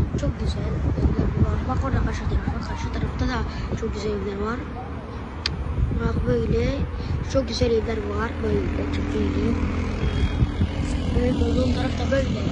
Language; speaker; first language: Turkish; early bilingual, heritage; Turkish